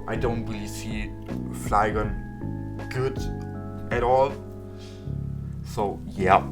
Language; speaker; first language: English; non-native, fluent; German